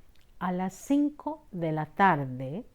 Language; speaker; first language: Spanish; non-native, fluent; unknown